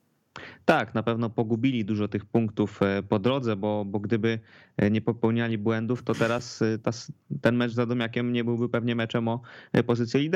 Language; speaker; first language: Polish; native; Polish